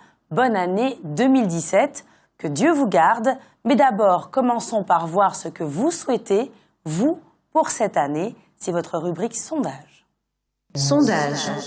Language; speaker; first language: French; native; French